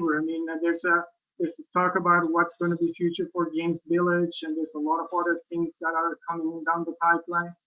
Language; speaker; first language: English; non-native, fluent; Spanish